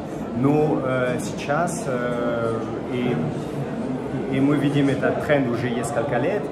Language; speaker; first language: Russian; non-native, fluent; French